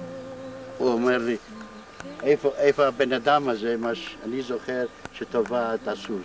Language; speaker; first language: Hebrew; non-native, fluent; Yiddish